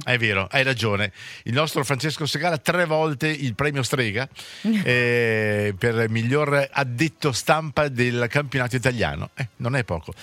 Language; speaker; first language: Italian; native; Italian